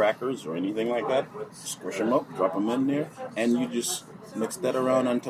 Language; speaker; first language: English; non-native, local second language; Jamaican Creole English